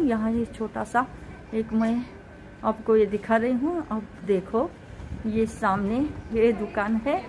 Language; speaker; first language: Hindi; non-native, local second language; Marathi